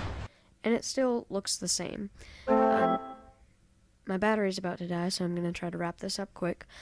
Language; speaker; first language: English; native; English